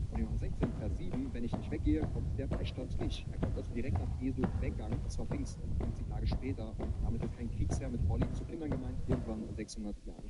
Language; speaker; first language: German; native; German